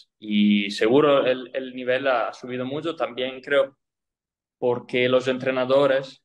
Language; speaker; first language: Spanish; non-native, fluent; Italian